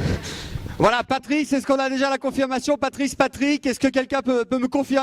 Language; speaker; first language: French; native; French